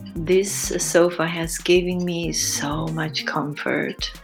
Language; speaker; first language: English; non-native, fluent; Chinese